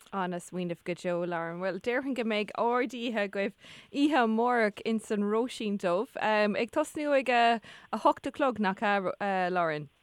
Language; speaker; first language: Irish; native; Irish